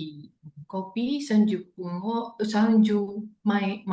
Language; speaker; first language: Japanese; non-native, learner; Indonesian